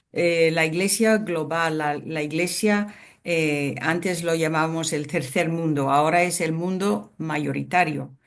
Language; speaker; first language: Spanish; non-native, fluent; English